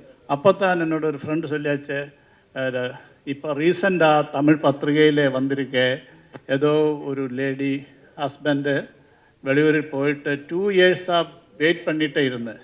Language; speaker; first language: Tamil; non-native, learner; Malayalam